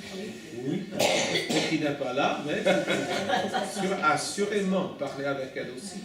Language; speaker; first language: French; non-native, fluent; English